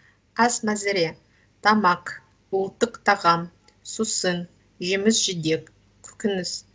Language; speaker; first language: Kazakh; non-native, learner; Russian